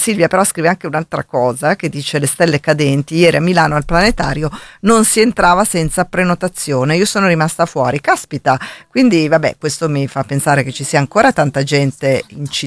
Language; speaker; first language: Italian; native; Italian